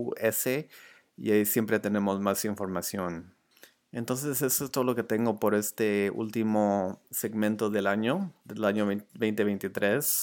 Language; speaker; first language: Spanish; early bilingual, other home language; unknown